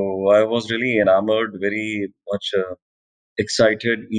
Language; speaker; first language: English; non-native, local second language; Hindi